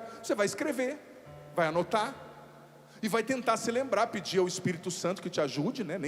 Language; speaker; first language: Portuguese; native; Portuguese